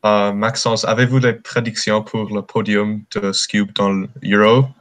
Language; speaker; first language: French; non-native, learner; English